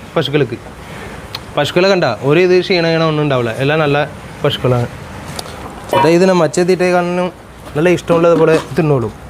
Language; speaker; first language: Malayalam; non-native, local second language; Tamil